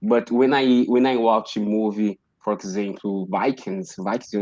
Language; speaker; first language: English; non-native, learner; Portuguese